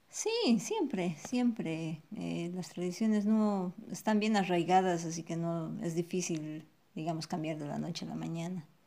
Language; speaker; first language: Spanish; native; Spanish